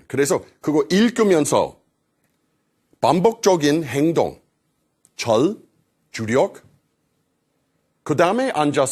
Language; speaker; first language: Korean; non-native, fluent; English